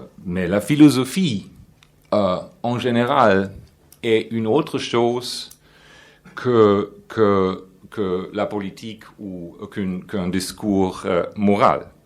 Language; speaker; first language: French; non-native, fluent; German